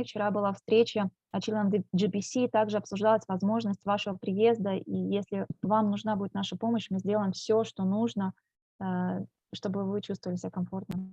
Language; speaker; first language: Russian; native; Russian